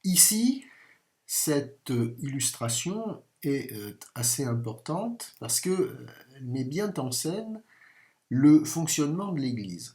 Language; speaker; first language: French; native; French